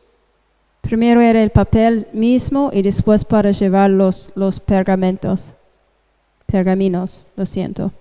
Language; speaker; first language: Spanish; non-native, fluent; English